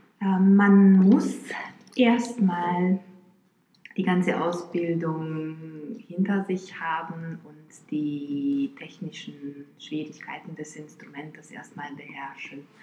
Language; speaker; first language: German; non-native, fluent; Romanian